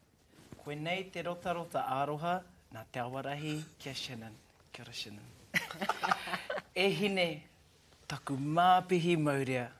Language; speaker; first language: Māori; non-native, learner; English